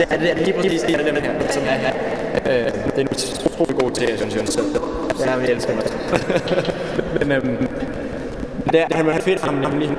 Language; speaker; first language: Danish; native; Danish